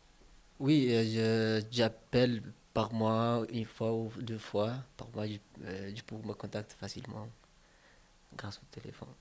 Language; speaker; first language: French; non-native, learner; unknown